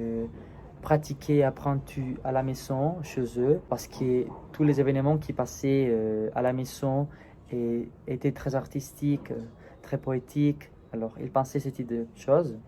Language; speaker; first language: French; non-native, learner; Spanish